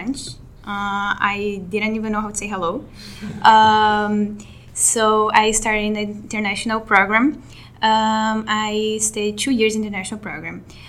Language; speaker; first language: English; non-native, fluent; Portuguese